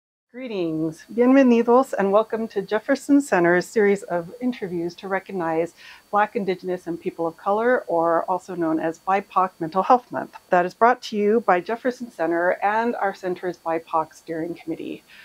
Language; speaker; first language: English; native; English